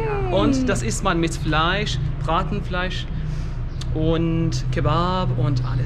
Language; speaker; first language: German; non-native, fluent; Kurdish